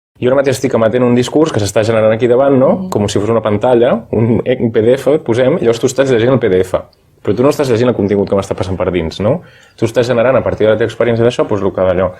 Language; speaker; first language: Catalan; native; Catalan